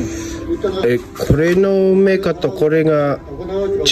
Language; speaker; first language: Japanese; non-native, fluent; Filipino